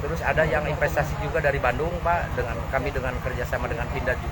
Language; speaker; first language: Indonesian; native; Indonesian